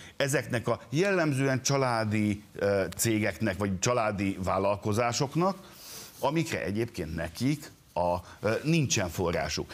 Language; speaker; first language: Hungarian; native; Hungarian